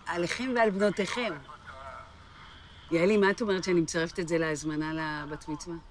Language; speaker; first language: Hebrew; native; Hebrew